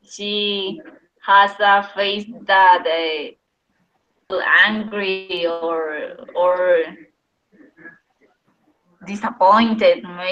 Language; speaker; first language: English; non-native, learner; Spanish